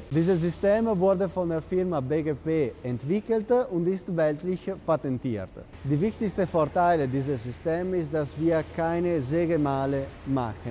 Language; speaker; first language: German; non-native, fluent; Italian